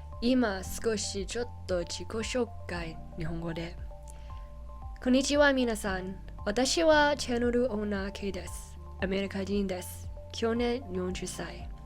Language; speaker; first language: Japanese; non-native, learner; English